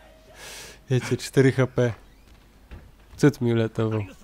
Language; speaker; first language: Polish; native; Polish